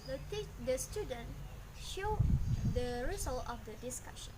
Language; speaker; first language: English; non-native, learner; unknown